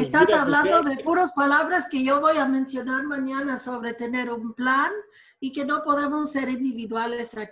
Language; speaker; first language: Spanish; early bilingual, other home language; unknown